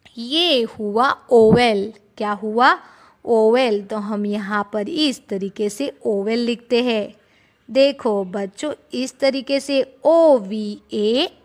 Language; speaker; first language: Hindi; non-native, local second language; Gujarati